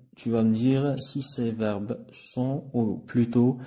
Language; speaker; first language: French; non-native, local second language; Arabic